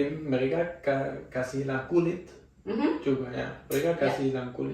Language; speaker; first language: Indonesian; non-native, fluent; German